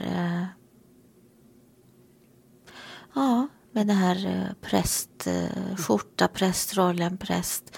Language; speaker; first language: Swedish; non-native, fluent; Romanian